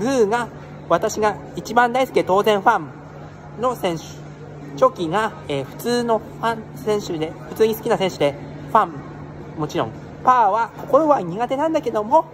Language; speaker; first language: Japanese; native; Japanese